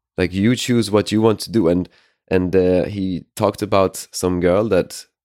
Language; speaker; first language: English; non-native, fluent; Swedish